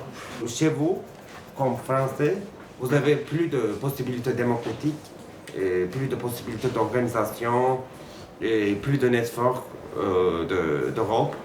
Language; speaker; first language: French; non-native, fluent; Turkish